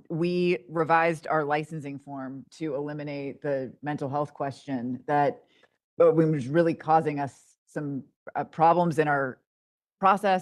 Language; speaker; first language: English; native; English